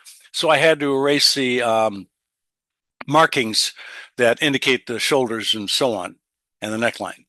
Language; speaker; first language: English; native; English